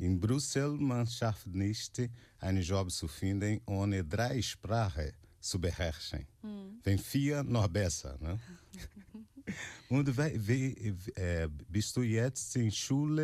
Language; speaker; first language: German; non-native, fluent; Portuguese